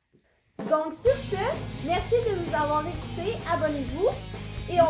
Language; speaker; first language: French; native; French